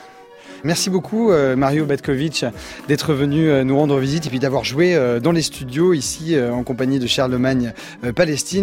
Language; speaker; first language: French; native; French